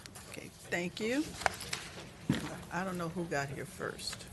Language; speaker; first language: English; native; English